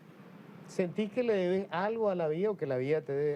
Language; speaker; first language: Spanish; native; Spanish